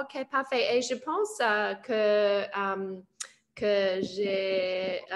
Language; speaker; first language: French; non-native, learner; English